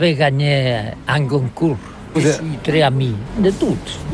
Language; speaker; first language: French; non-native, learner; Catalan